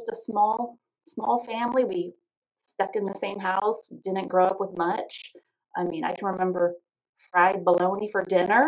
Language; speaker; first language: English; native; English